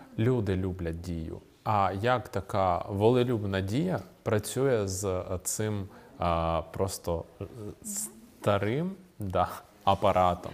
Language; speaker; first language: Ukrainian; native; Ukrainian